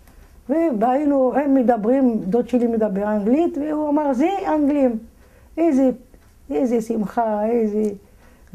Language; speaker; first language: Hebrew; non-native, fluent; Arabic